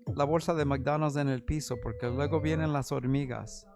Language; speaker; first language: Spanish; early bilingual, heritage; Spanish